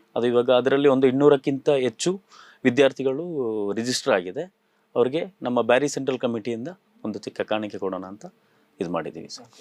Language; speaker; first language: Kannada; non-native, local second language; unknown